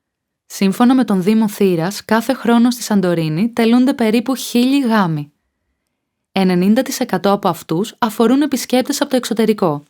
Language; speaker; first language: Greek; native; Greek